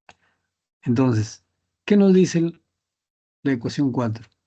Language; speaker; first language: Spanish; native; Spanish